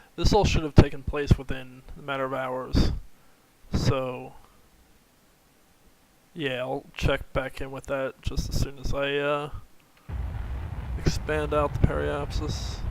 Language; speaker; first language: English; native; English